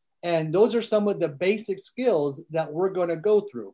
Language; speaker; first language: English; early bilingual, other home language; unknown